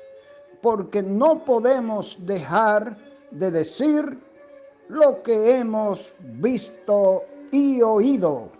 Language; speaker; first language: Spanish; native; Spanish